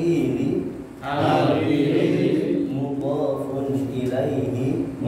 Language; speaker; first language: Arabic; non-native, fluent; Indonesian